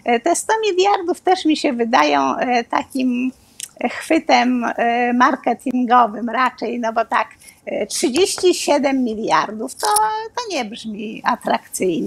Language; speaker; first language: Polish; native; Polish